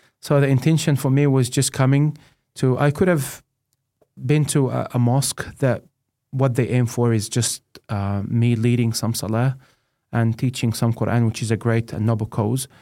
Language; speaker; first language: English; non-native, fluent; Arabic